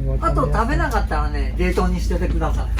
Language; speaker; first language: Japanese; native; Japanese